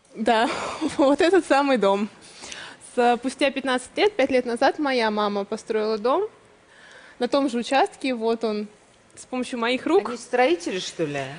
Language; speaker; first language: Russian; native; Russian